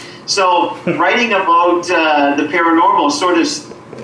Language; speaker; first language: English; native; English